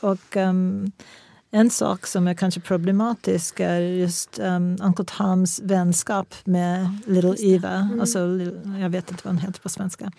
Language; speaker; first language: Swedish; non-native, fluent; English